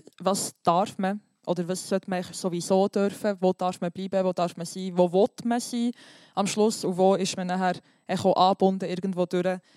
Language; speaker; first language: German; early bilingual, other home language; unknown